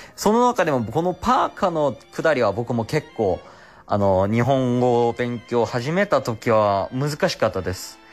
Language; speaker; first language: Japanese; non-native, fluent; Korean